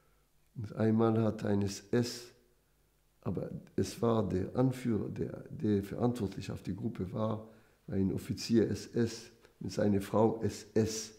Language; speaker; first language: German; non-native, fluent; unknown